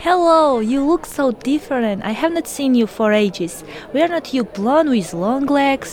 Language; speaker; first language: English; non-native, learner; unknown